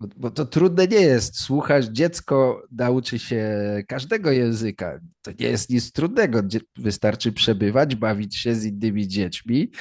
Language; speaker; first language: Polish; native; Polish